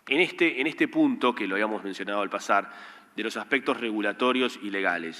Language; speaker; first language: Spanish; native; Spanish